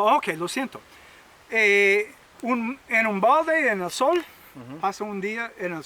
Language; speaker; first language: Spanish; non-native, learner; English